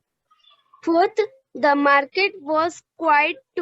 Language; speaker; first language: English; non-native, learner; Hindi